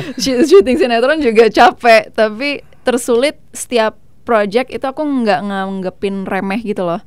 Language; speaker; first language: Indonesian; non-native, fluent; English